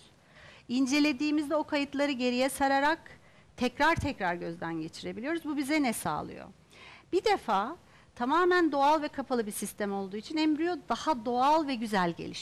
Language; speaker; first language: Turkish; native; Turkish